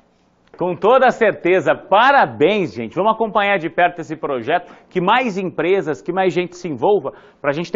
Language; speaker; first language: Portuguese; native; Portuguese